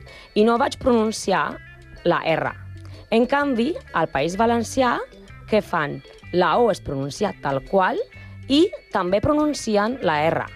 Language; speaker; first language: Catalan; non-native, learner; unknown